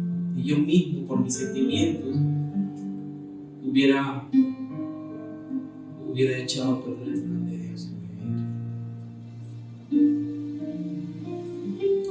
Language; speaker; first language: Spanish; native; Spanish